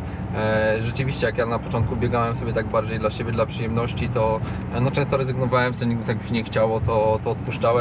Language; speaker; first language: Polish; native; Polish